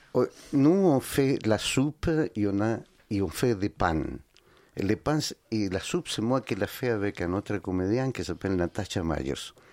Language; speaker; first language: French; non-native, learner; Spanish